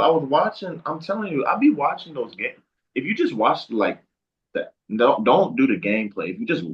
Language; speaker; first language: English; native; English